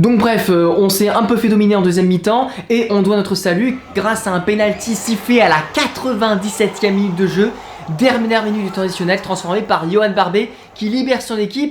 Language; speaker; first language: French; native; French